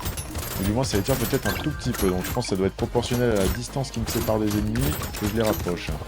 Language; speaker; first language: French; native; French